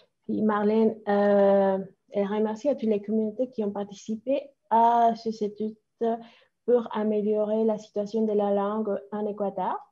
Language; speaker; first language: French; non-native, fluent; Spanish